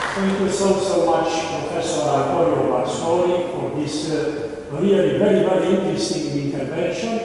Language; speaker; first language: English; non-native, fluent; Romanian